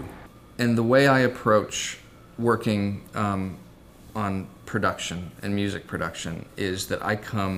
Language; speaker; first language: English; native; English